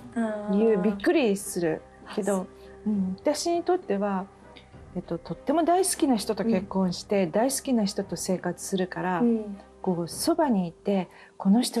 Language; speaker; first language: Japanese; native; Japanese